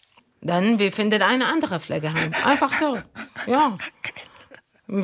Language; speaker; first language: German; non-native, learner; Arabic